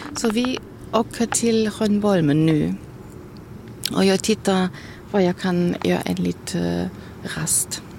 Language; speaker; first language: Swedish; non-native, learner; German